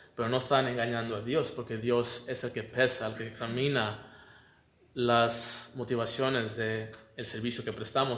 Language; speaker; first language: Spanish; native; Spanish